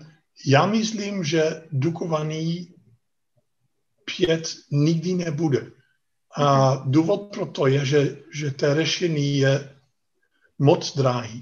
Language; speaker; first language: Czech; non-native, fluent; Dutch